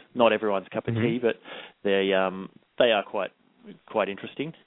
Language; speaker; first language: English; native; English